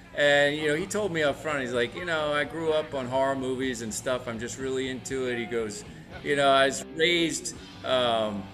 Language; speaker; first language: English; native; English